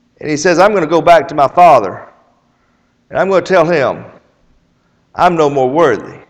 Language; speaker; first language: English; native; English